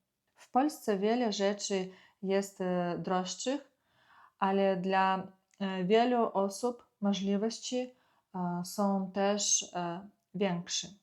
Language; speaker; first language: Polish; non-native, fluent; Ukrainian